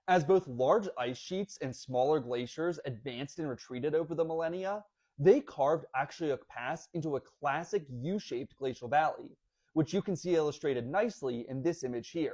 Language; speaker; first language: English; native; English